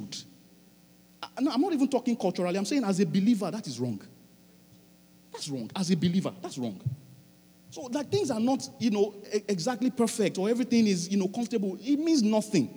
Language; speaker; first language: English; non-native, local second language; Yoruba